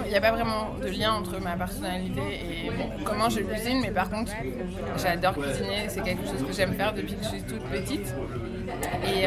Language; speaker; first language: French; non-native, fluent; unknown